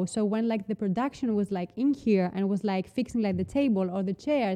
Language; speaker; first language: English; non-native, fluent; Greek